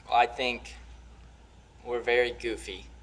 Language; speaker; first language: English; native; English